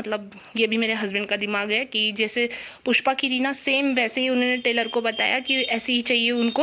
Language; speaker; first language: Hindi; native; Hindi